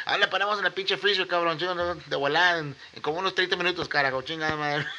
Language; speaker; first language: Spanish; early bilingual, other home language; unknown